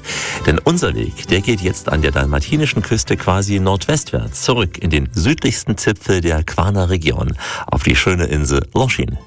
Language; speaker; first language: German; native; German